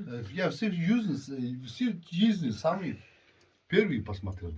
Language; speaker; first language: Russian; non-native, learner; Mongolian